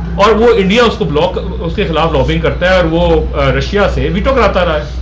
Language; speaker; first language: Urdu; non-native, local second language; Punjabi